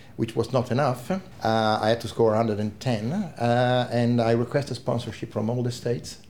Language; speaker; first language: English; non-native, fluent; Italian